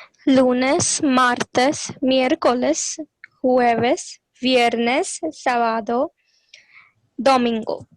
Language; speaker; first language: Spanish; non-native, learner; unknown